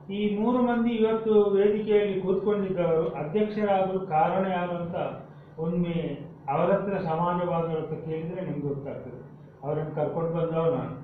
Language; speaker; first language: Kannada; non-native, local second language; Tulu